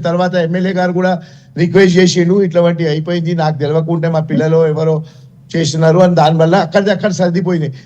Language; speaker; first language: Telugu; non-native, local second language; Gujarati